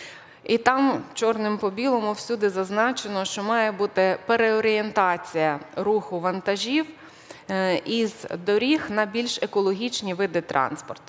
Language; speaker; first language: Ukrainian; native; Ukrainian